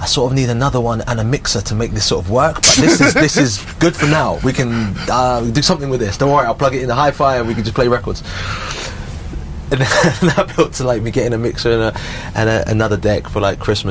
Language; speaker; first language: English; native; English